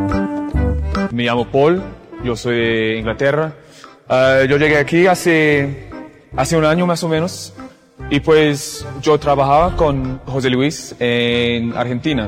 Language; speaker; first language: Spanish; non-native, fluent; English